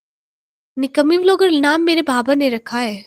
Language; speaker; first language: Hindi; non-native, local second language; Punjabi